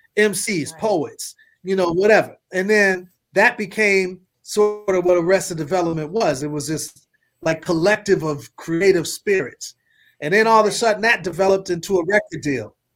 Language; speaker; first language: English; native; English